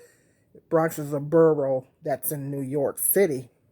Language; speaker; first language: English; native; English